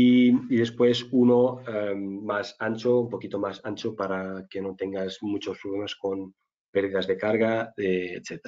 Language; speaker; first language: Spanish; non-native, fluent; Italian